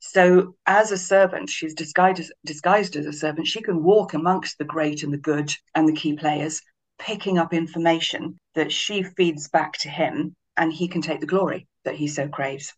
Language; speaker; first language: English; native; English